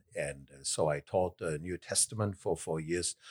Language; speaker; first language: English; non-native, fluent; German